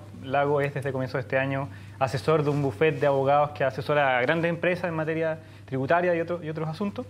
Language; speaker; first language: Spanish; native; Spanish